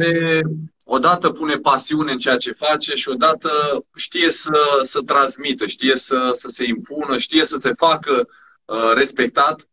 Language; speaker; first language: Romanian; native; Romanian